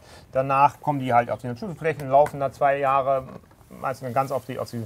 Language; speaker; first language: German; native; German